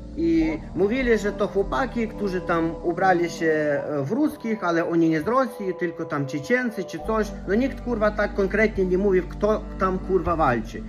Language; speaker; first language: Polish; non-native, fluent; Russian